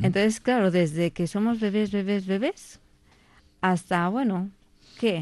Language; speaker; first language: Spanish; non-native, local second language; Catalan